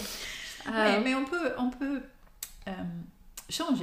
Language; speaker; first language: French; non-native, fluent; English